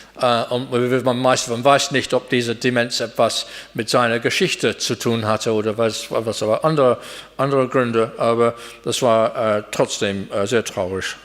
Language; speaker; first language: German; non-native, fluent; English